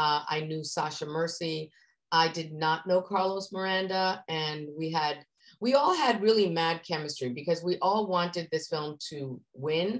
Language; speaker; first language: English; native; English